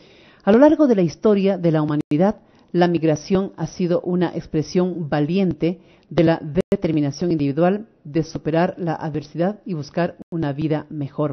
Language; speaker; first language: Spanish; native; Spanish